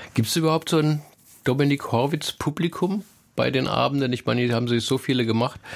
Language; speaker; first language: German; native; German